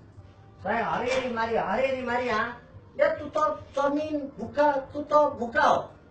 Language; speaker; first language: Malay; non-native, learner; Nepali